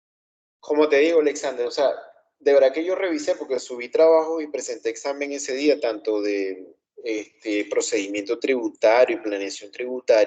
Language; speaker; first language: Spanish; native; Spanish